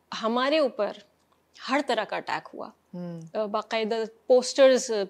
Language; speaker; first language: Urdu; native; Urdu